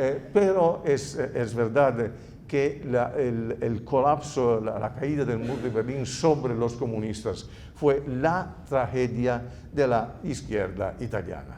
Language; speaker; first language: Spanish; non-native, fluent; Italian